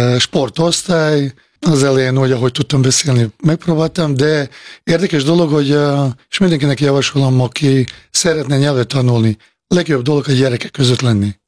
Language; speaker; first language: Hungarian; non-native, fluent; Bosnian